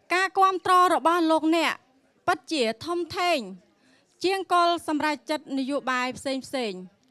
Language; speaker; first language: Khmer; non-native, local second language; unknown